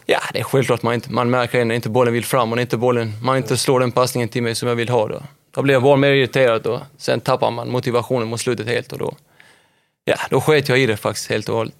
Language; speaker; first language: Swedish; early bilingual, other home language; Albanian